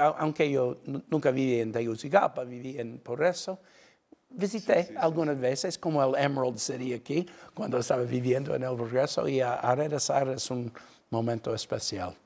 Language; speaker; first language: Spanish; non-native, fluent; English